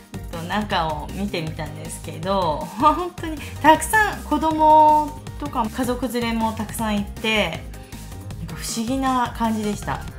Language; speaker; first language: Japanese; native; Japanese